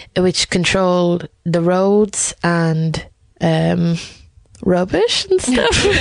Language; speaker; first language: English; native; English